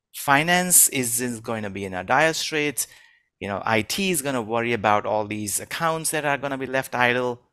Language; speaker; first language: English; non-native, local second language; Hindi